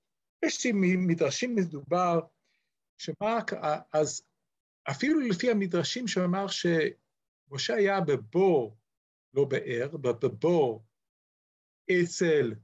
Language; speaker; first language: Hebrew; non-native, fluent; English